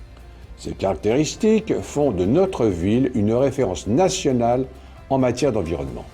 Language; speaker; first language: French; native; French